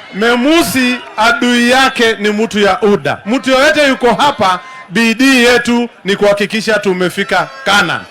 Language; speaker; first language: Swahili; non-native, local second language; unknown